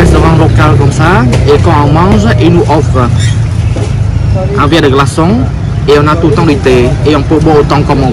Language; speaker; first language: French; non-native, fluent; Khmer